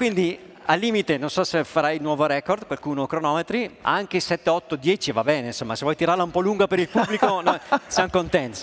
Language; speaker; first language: Italian; native; Italian